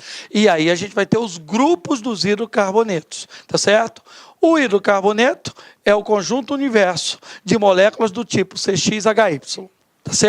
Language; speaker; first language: Portuguese; native; Portuguese